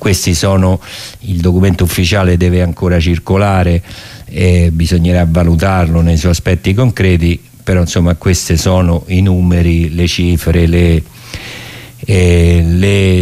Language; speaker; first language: Italian; native; Italian